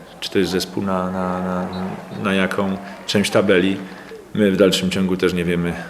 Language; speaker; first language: Polish; native; Polish